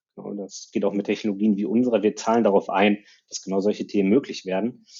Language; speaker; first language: German; native; German